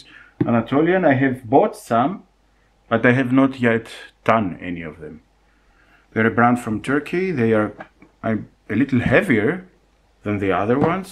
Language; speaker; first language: English; non-native, fluent; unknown